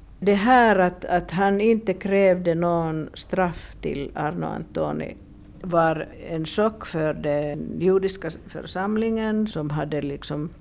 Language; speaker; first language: Swedish; non-native, local second language; Finnish